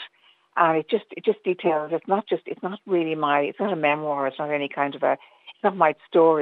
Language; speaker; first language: English; native; English